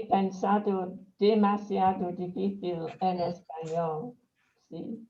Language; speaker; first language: Spanish; non-native, fluent; English